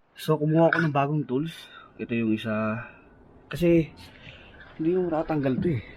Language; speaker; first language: Filipino; native; Filipino